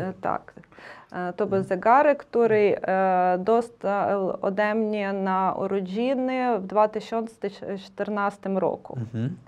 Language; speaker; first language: Polish; non-native, learner; Ukrainian